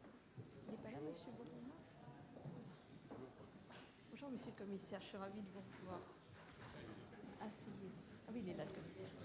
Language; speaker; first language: French; native; French